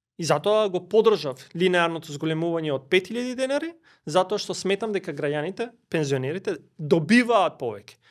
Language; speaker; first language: Macedonian; non-native, local second language; Albanian